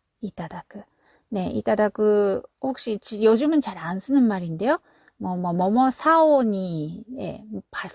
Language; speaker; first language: Korean; non-native, fluent; Japanese